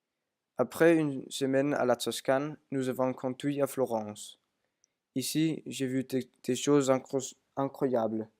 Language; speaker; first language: French; non-native, learner; Danish